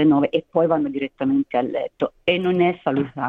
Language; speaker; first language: Italian; native; Italian